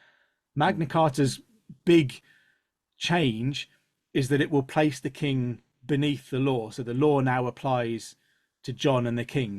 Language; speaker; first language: English; native; English